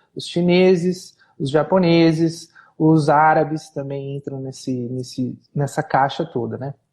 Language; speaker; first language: Portuguese; native; Portuguese